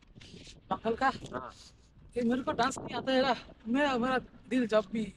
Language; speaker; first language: Hindi; non-native, learner; Bangla